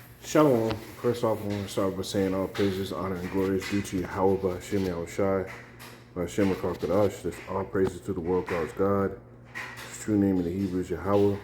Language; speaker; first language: English; native; English